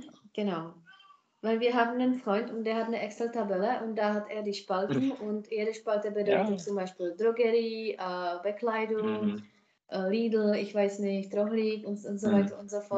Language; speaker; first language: German; non-native, fluent; Czech